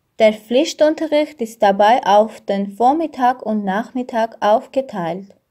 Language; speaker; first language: German; non-native, learner; Armenian